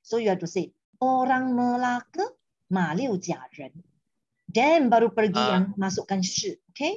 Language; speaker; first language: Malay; non-native, local second language; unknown